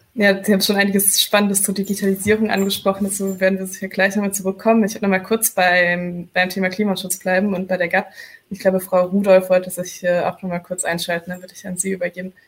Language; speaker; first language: German; native; German